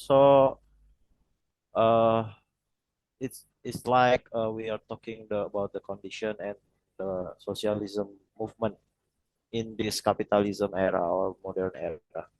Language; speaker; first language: English; non-native, learner; Indonesian